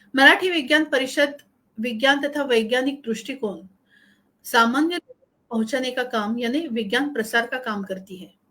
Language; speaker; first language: Hindi; non-native, local second language; Marathi